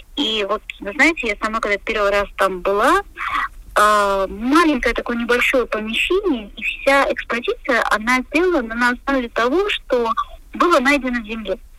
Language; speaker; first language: Russian; native; Russian